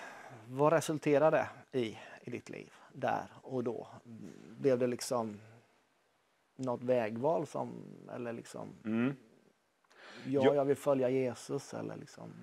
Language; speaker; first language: Swedish; native; Swedish